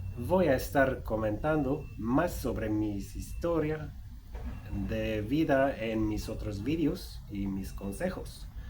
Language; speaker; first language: Spanish; non-native, fluent; Swedish